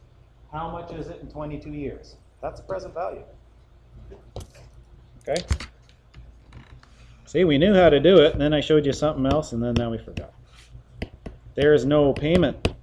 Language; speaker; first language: English; native; English